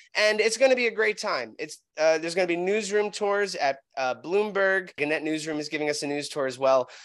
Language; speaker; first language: English; native; English